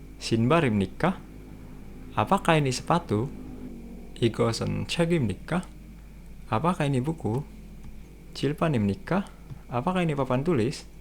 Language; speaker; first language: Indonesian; native; Indonesian